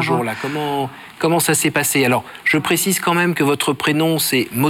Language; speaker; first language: French; native; French